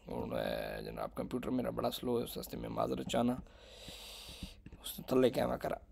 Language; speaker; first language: Urdu; non-native, local second language; Punjabi